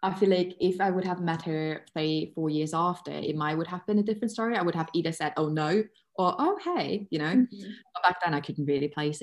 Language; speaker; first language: English; non-native, fluent; German